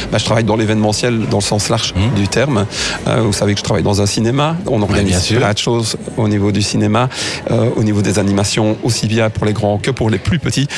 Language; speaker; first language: French; native; French